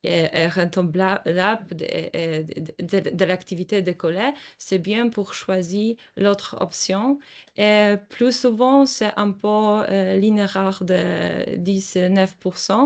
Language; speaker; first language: French; non-native, learner; Polish